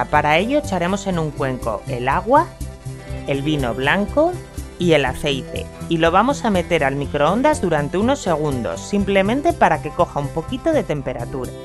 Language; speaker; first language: Spanish; native; Spanish